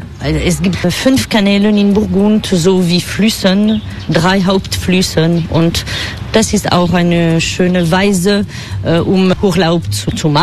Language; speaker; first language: German; non-native, fluent; French